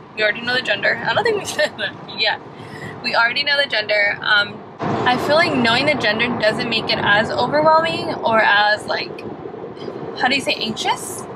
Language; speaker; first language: English; early bilingual, other home language; Spanish